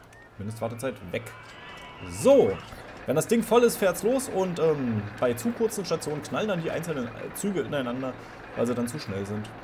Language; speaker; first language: German; native; German